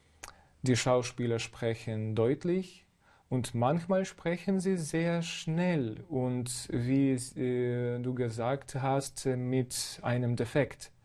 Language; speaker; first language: German; non-native, fluent; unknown